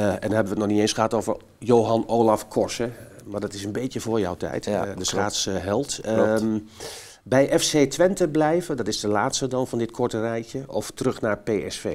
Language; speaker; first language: Dutch; native; Dutch